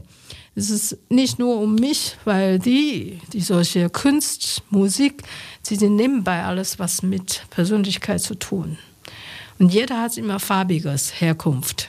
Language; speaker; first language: German; non-native, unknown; Chinese